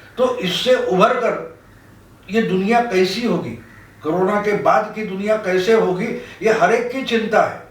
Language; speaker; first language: Hindi; non-native, local second language; Marathi